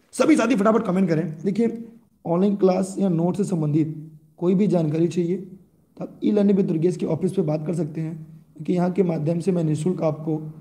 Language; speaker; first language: Hindi; native; Hindi